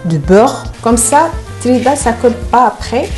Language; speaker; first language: French; non-native, local second language; Arabic